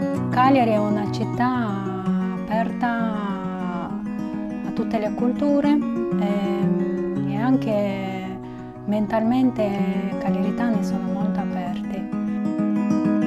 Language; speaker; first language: Italian; non-native, fluent; Kyrgyz